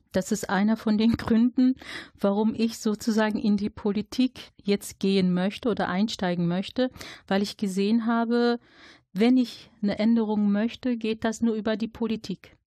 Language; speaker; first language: German; native; German